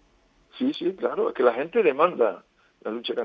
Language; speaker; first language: Spanish; native; Spanish